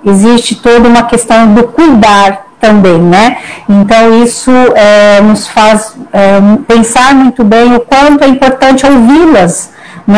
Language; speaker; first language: Portuguese; native; Portuguese